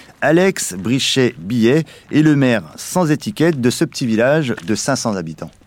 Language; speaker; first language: French; native; French